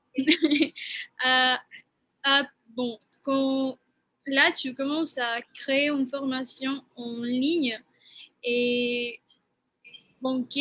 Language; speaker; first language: French; non-native, fluent; Spanish